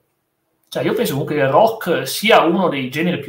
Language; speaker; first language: Italian; native; Italian